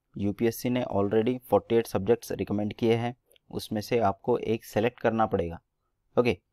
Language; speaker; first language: Hindi; non-native, local second language; Marathi